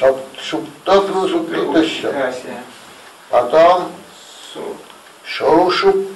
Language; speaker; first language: Russian; non-native, learner; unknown